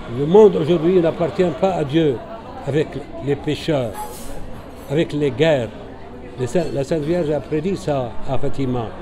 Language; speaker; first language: French; non-native, local second language; Arabic